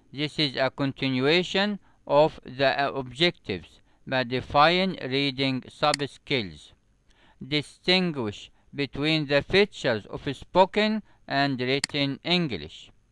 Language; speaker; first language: English; non-native, fluent; Arabic